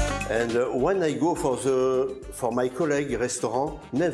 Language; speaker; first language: English; non-native, learner; French